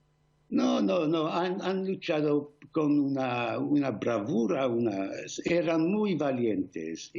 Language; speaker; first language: Spanish; non-native, fluent; English